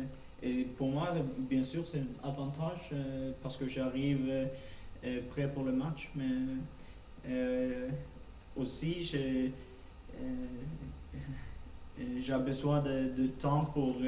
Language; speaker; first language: French; non-native, learner; Norwegian